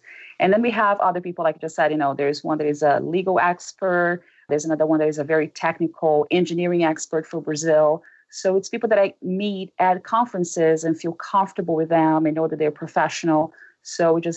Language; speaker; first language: English; non-native, fluent; Portuguese